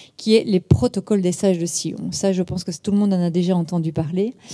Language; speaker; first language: French; native; French